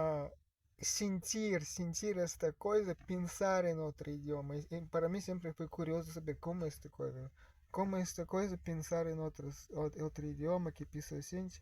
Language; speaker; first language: Portuguese; non-native, fluent; Russian